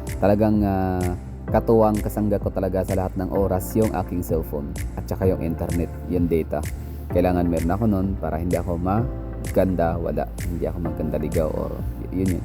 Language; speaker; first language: Filipino; non-native, local second language; Cebuano